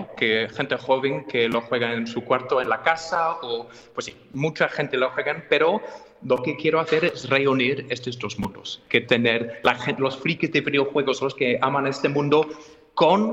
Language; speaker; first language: Spanish; non-native, fluent; English